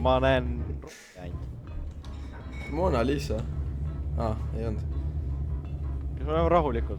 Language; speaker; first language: Estonian; native; Estonian